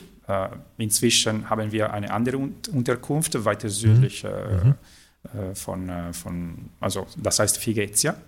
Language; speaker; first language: German; non-native, fluent; Italian